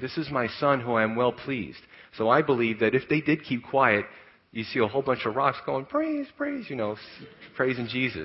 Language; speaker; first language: English; native; English